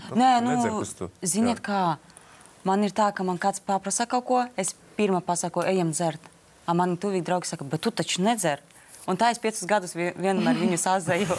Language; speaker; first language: Latvian; non-native, local second language; Russian